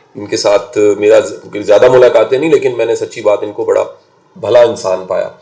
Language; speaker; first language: Urdu; non-native, local second language; Punjabi